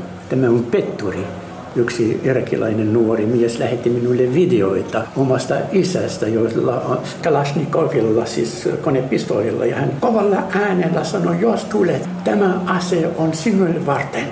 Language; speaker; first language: Finnish; non-native, learner; Arabic